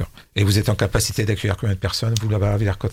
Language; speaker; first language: French; native; French